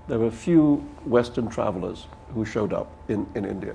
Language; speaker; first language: English; non-native, local second language; Urdu